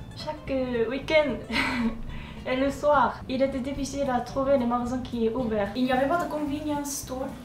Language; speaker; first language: French; non-native, learner; Korean